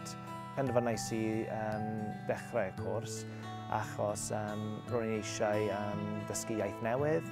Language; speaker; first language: Welsh; non-native, local second language; English